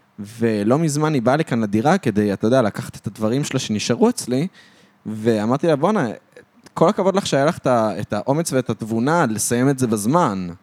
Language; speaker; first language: Hebrew; early bilingual, other home language; French